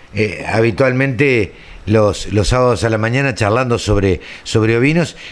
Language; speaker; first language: Spanish; native; Spanish